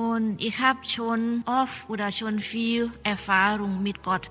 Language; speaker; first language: German; non-native, learner; Thai